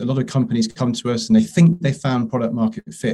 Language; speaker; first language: English; native; English